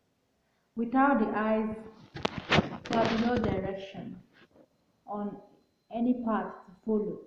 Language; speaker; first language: English; non-native, local second language; Igbo